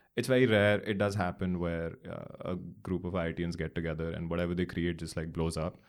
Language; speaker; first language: English; non-native, local second language; Hindi